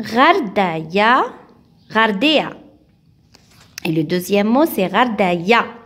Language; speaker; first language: French; non-native, local second language; Arabic